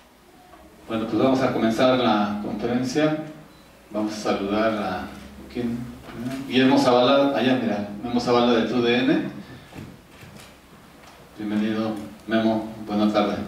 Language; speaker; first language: Spanish; native; Spanish